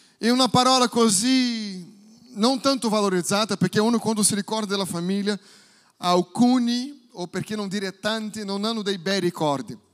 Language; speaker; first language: Italian; non-native, fluent; Portuguese